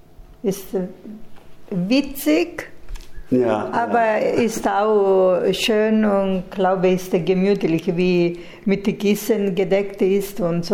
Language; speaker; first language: German; non-native, fluent; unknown